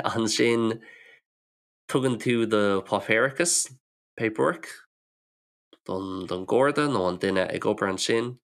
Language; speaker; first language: Irish; non-native, local second language; English